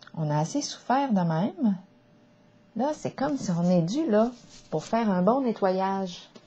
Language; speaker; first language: French; native; French